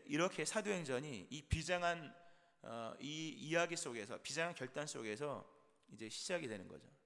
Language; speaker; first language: Korean; native; Korean